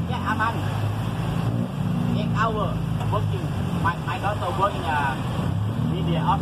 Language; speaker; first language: English; non-native, learner; Thai